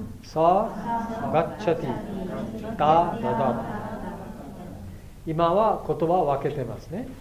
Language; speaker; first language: Japanese; non-native, fluent; Bangla